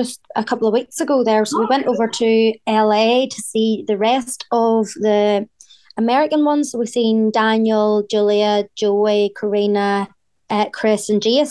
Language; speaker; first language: English; native; English